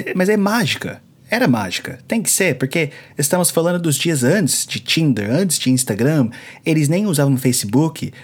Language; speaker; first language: Portuguese; non-native, fluent; English